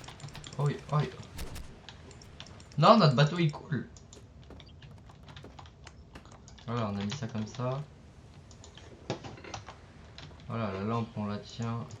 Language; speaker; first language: French; native; French